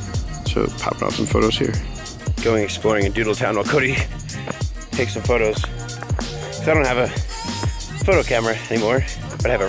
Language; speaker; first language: English; native; English